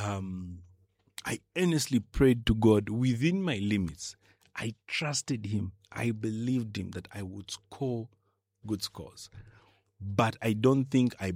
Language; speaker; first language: English; non-native, local second language; Bemba